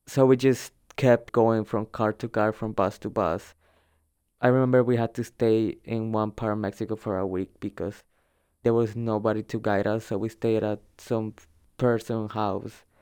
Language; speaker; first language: English; early bilingual, other home language; Spanish